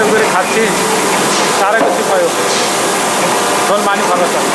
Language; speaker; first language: Korean; non-native, learner; Nepali